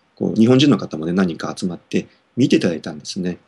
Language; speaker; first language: Japanese; native; Japanese